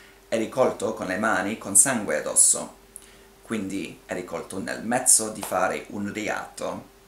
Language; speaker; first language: Italian; non-native, fluent; English